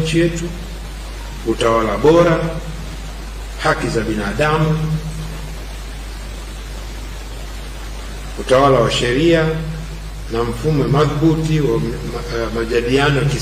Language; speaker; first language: Swahili; native; Swahili